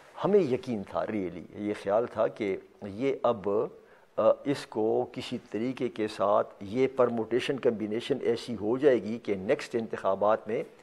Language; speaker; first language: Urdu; non-native, local second language; Pashto